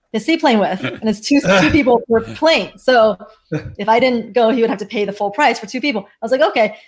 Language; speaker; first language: English; early bilingual, other home language; Chinese